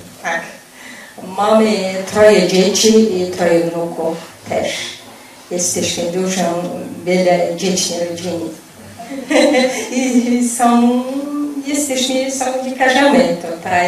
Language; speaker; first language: Polish; non-native, fluent; Mongolian